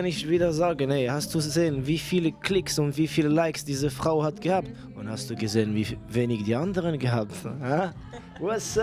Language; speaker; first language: German; non-native, fluent; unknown